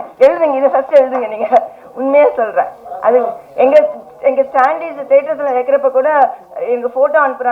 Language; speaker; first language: Tamil; non-native, learner; English